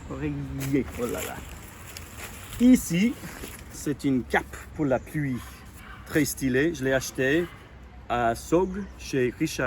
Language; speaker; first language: French; non-native, fluent; English